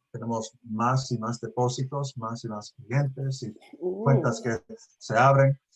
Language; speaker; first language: Spanish; early bilingual, heritage; Spanish